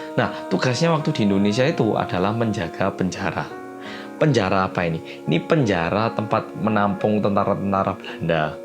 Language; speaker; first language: Indonesian; early bilingual, other home language; Korean